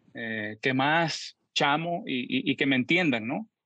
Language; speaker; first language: Spanish; native; Spanish